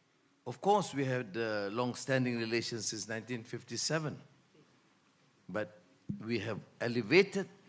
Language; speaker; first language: English; non-native, local second language; Malay